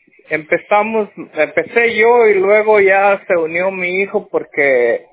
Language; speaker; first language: Spanish; native; Spanish